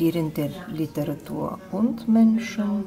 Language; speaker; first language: German; non-native, learner; Bulgarian